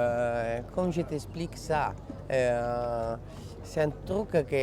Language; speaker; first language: French; non-native, fluent; Italian